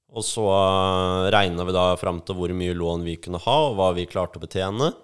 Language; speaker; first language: Norwegian; native; Norwegian